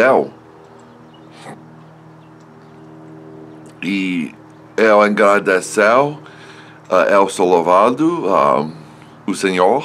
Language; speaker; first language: Portuguese; non-native, learner; English